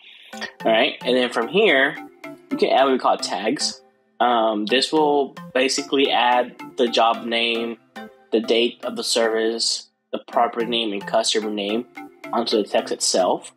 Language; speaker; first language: English; native; English